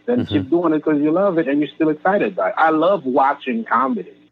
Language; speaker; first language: English; non-native, fluent; Haitian Creole